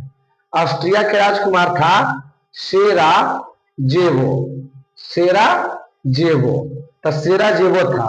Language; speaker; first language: Hindi; non-native, local second language; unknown